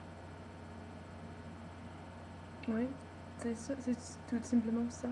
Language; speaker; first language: French; non-native, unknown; English